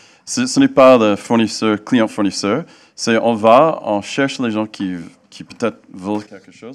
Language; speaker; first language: French; non-native, fluent; English